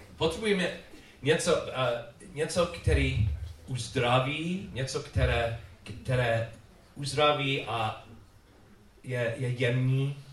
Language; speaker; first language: Czech; non-native, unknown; English